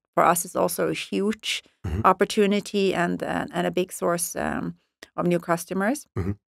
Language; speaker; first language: English; non-native, fluent; Swedish